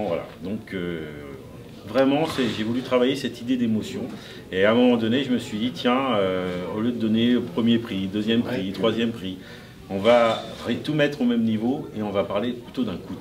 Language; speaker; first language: French; native; French